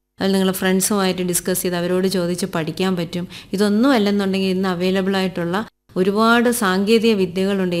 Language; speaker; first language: Malayalam; native; Malayalam